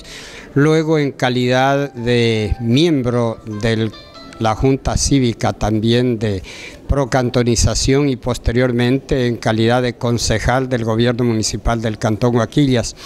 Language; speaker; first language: Spanish; native; Spanish